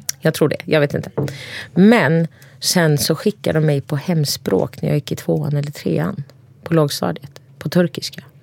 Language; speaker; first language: Swedish; early bilingual, other home language; Turkish